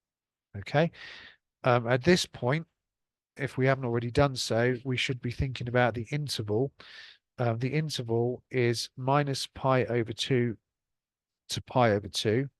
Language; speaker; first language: English; native; English